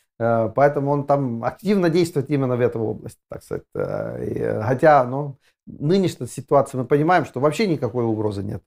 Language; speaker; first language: Russian; non-native, fluent; Estonian